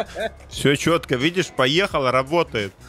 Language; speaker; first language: Russian; native; Russian